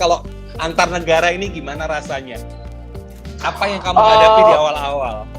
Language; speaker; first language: Indonesian; native; Indonesian